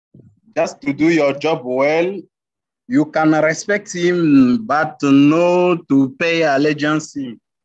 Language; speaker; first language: English; non-native, learner; French